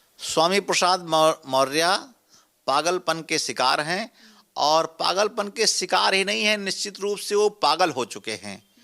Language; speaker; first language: Hindi; native; Hindi